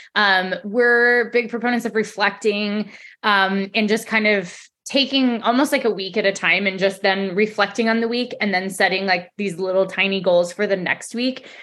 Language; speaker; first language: English; native; English